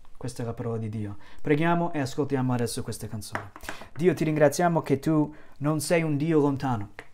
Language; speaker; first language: Italian; non-native, fluent; English